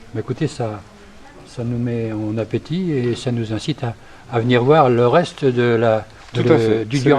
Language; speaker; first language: French; native; French